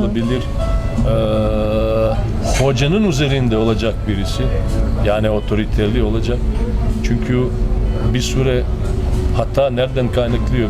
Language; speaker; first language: Turkish; non-native, fluent; Serbian